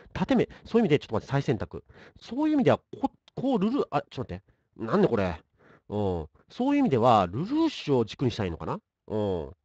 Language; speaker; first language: Japanese; native; Japanese